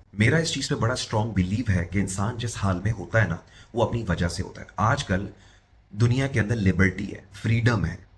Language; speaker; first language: Urdu; native; Urdu